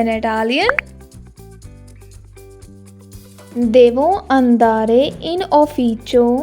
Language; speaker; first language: Italian; non-native, learner; Hindi